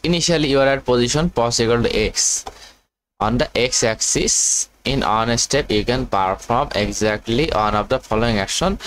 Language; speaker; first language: English; non-native, local second language; Bangla